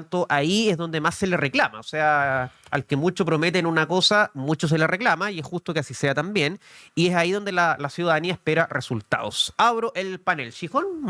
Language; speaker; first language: Spanish; native; Spanish